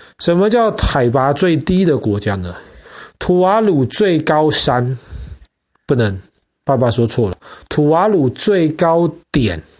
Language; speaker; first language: Chinese; native; Chinese